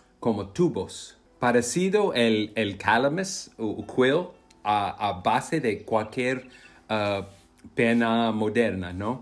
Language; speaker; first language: Spanish; non-native, learner; English